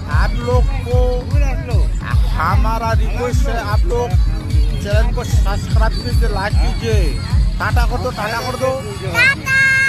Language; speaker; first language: Hindi; non-native, local second language; Bangla